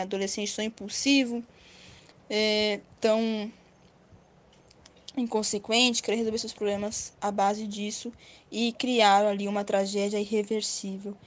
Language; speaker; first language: Portuguese; native; Portuguese